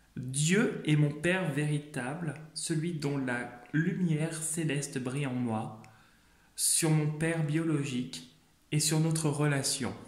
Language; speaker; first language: French; native; French